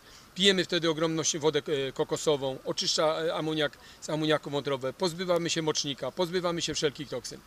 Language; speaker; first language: Polish; native; Polish